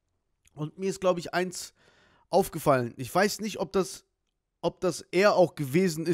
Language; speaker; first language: German; native; German